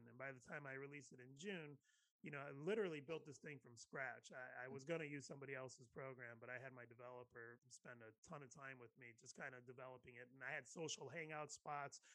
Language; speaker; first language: English; native; English